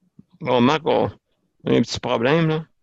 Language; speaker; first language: French; native; French